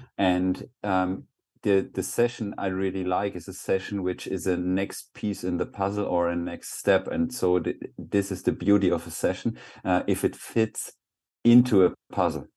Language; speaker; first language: English; non-native, fluent; German